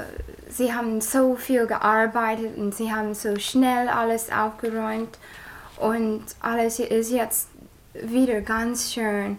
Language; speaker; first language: German; non-native, learner; English